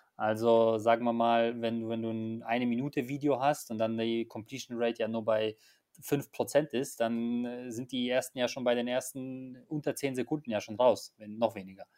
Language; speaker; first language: German; early bilingual, other home language; Polish